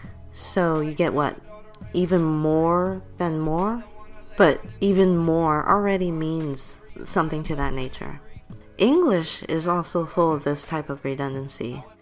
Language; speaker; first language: English; native; English